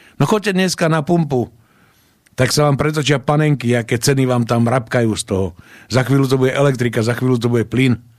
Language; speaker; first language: Slovak; native; Slovak